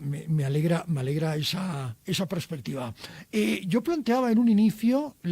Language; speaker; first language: Spanish; native; Spanish